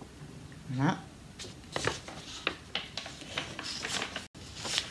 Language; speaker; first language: French; non-native, learner; Japanese